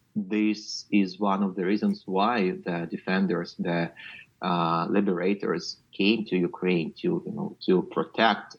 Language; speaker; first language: English; non-native, fluent; Ukrainian